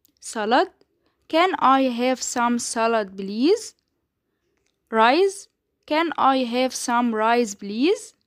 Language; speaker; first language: English; non-native, fluent; Arabic